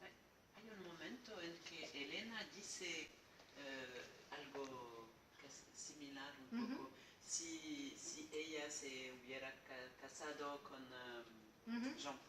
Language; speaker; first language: Spanish; non-native, learner; Arabic